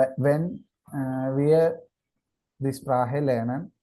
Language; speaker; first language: German; non-native, learner; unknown